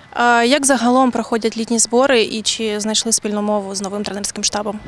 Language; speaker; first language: Ukrainian; native; Ukrainian